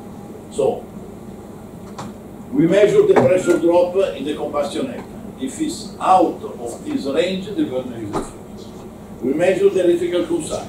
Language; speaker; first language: English; non-native, learner; Italian